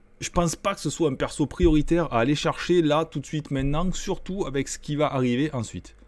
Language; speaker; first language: French; native; French